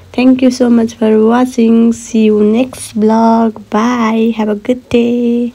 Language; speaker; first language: English; non-native, local second language; Nepali